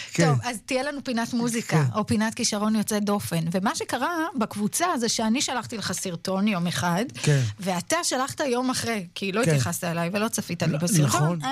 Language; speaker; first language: Hebrew; native; Hebrew